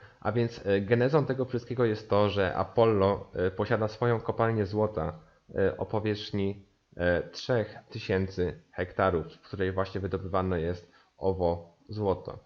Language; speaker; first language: Polish; native; Polish